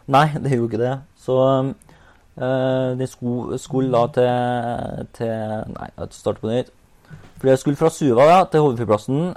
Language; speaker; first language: Norwegian; native; Norwegian